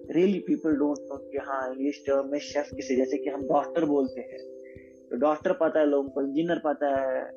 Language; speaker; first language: Hindi; native; Hindi